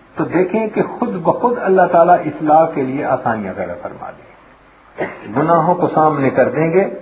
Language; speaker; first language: Urdu; non-native, local second language; Punjabi